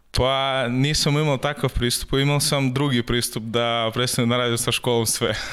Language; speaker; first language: Serbian; non-native, learner; Russian